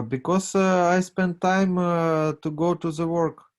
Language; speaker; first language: English; non-native, learner; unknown